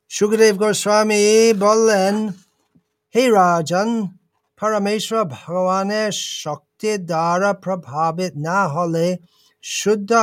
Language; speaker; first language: Bangla; non-native, fluent; English